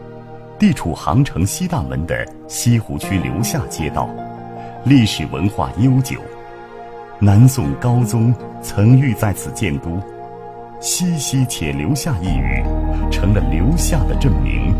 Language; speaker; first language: Chinese; native; Chinese